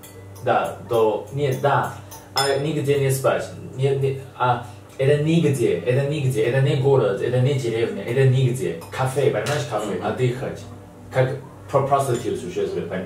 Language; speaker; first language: Russian; non-native, learner; Chinese